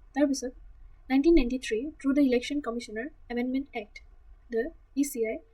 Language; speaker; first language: English; non-native, local second language; Assamese